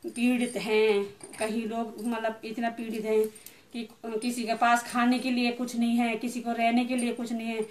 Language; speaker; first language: Hindi; non-native, local second language; Garhwali